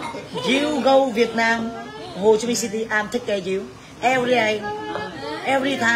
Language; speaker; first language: English; non-native, learner; Vietnamese